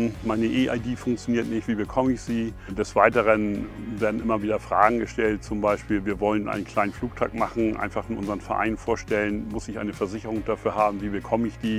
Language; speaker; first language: German; native; German